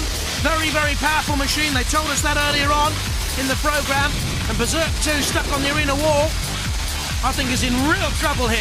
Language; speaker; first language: English; native; English